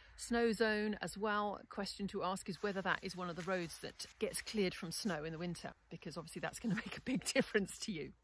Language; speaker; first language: English; native; English